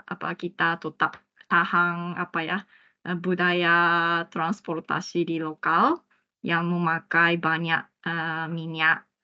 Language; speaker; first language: Indonesian; non-native, fluent; Japanese